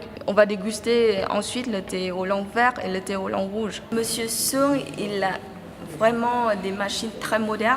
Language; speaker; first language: French; non-native, fluent; Vietnamese